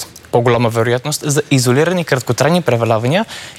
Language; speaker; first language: Bulgarian; native; Bulgarian